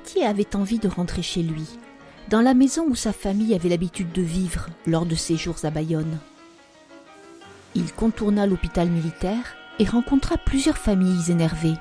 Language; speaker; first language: French; native; French